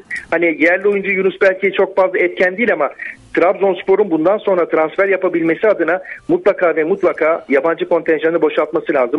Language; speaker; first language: Turkish; native; Turkish